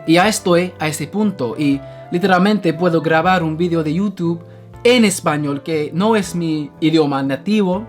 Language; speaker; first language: Spanish; non-native, fluent; English